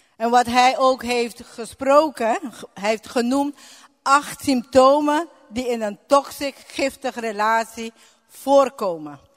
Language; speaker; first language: Dutch; non-native, local second language; Papiamento